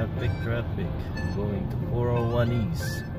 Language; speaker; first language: English; non-native, learner; Filipino